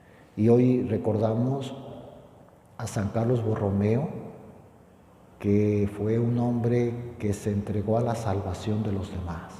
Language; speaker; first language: Spanish; native; Spanish